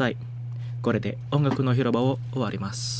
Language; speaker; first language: Japanese; non-native, learner; Indonesian